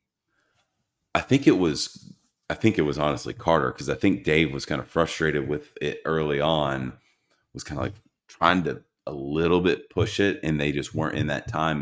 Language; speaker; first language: English; native; English